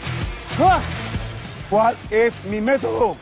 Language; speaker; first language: Spanish; native; Spanish